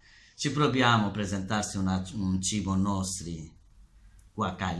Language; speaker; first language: Italian; non-native, learner; Bangla